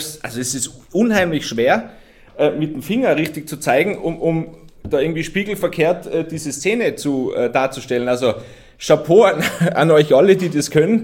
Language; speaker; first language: German; native; German